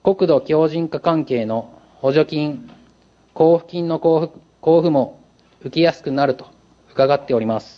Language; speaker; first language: Japanese; native; Japanese